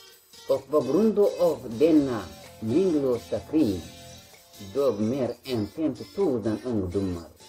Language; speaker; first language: Swedish; non-native, learner; Tigrinya